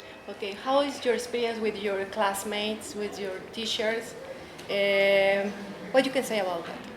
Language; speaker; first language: English; non-native, learner; Spanish